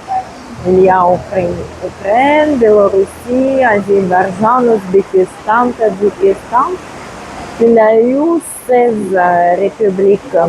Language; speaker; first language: French; non-native, fluent; Russian